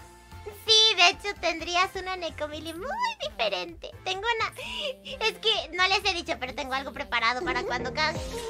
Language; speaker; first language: Spanish; native; Spanish